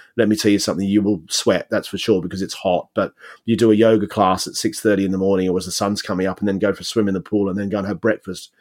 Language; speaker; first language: English; native; English